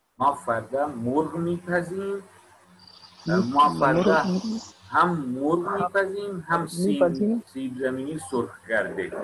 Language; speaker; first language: Persian; non-native, fluent; Urdu